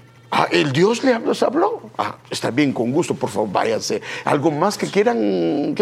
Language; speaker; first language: Spanish; native; Spanish